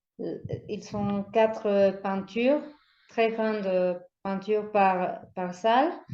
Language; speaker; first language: French; non-native, learner; Spanish